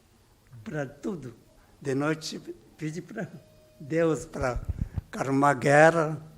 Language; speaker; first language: Portuguese; non-native, learner; Japanese